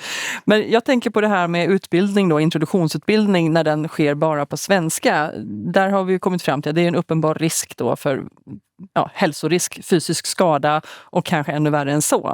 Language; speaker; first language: Swedish; native; Swedish